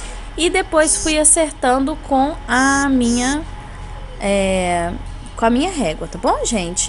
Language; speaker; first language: Portuguese; native; Portuguese